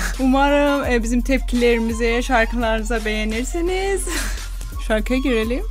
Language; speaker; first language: Turkish; non-native, learner; Persian